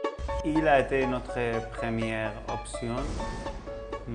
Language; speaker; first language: French; non-native, learner; Spanish